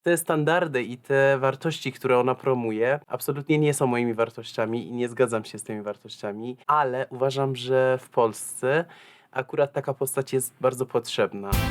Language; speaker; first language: Polish; non-native, fluent; Persian